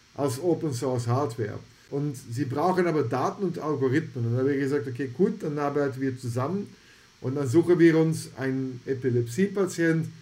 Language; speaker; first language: German; non-native, fluent; Dutch